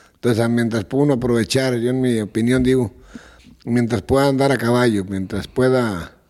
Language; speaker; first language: Spanish; native; Spanish